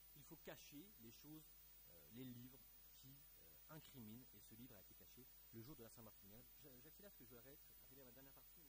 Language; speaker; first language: French; native; French